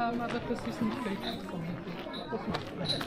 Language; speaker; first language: German; non-native, learner; Thai